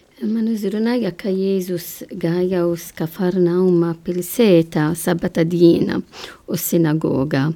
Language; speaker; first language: Latvian; non-native, learner; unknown